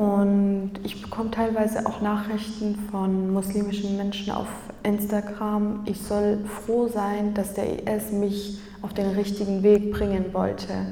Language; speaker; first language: German; early bilingual, other home language; Kurdish